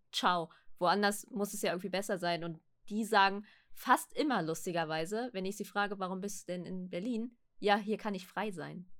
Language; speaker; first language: German; native; German